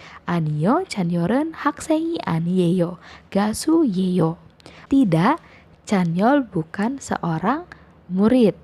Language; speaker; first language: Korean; non-native, fluent; Indonesian